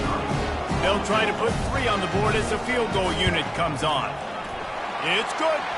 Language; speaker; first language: English; native; English